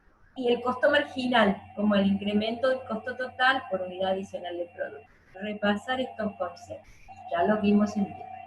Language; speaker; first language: Spanish; native; Spanish